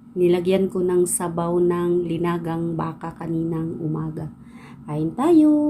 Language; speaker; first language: Filipino; non-native, local second language; Cebuano